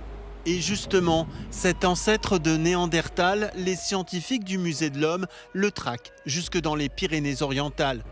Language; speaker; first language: French; native; French